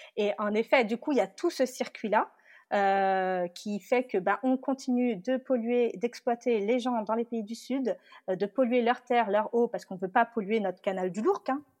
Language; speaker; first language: French; early bilingual, other home language; Tamil